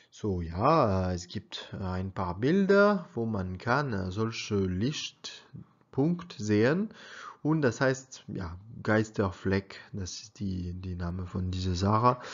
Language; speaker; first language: German; non-native, learner; French